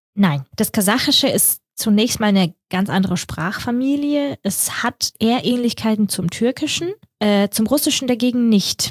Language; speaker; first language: German; early bilingual, other home language; Russian